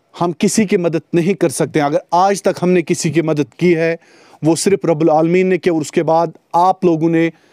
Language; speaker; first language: Hindi; non-native, local second language; Kashmiri